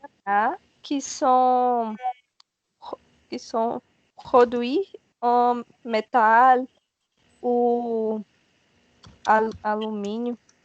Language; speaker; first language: French; non-native, learner; Portuguese